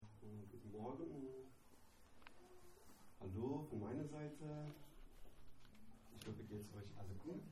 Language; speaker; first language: German; non-native, learner; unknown